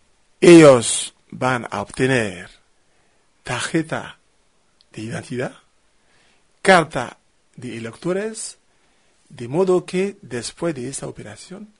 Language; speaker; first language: Spanish; non-native, fluent; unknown